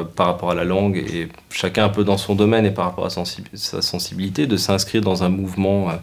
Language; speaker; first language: French; native; French